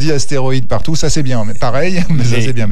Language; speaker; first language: French; native; French